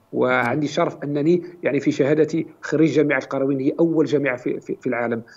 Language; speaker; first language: Arabic; native; Arabic